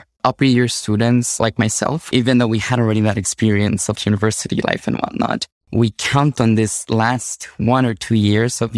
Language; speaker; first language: English; non-native, fluent; Spanish